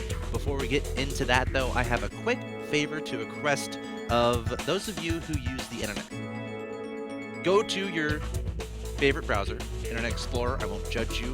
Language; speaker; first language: English; native; English